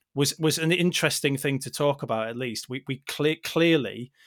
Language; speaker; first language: English; native; English